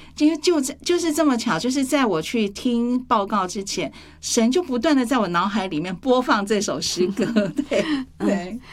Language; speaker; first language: Chinese; native; Chinese